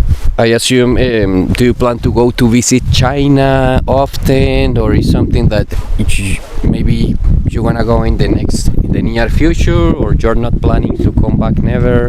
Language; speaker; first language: English; non-native, fluent; Spanish